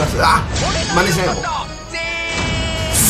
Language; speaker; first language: Japanese; native; Japanese